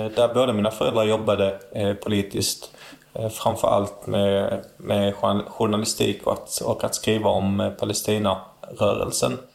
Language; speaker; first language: Swedish; early bilingual, other home language; Arabic